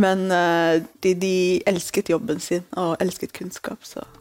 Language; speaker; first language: Norwegian; early bilingual, other home language; Tigrinya